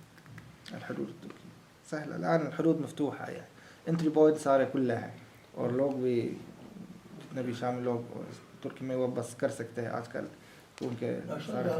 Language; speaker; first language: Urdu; non-native, learner; Arabic